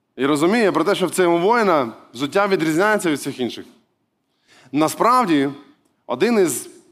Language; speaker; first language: Ukrainian; non-native, local second language; Russian